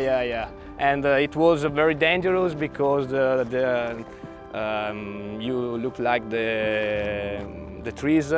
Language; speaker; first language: English; non-native, learner; Italian